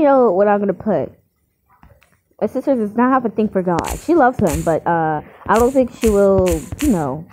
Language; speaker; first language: English; native; English